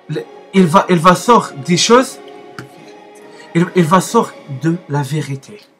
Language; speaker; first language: French; non-native, learner; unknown